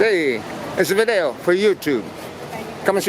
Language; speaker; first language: Spanish; non-native, learner; English